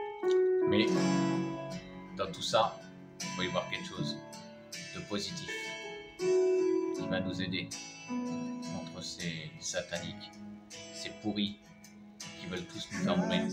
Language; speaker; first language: French; native; French